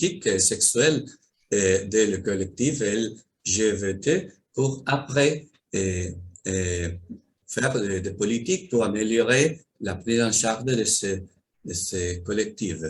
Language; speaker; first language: French; non-native, learner; Spanish